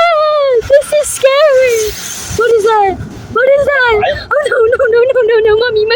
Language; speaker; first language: English; native; English